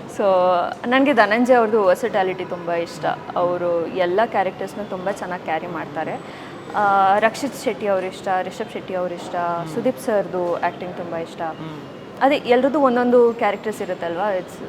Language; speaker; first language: Kannada; non-native, learner; Hindi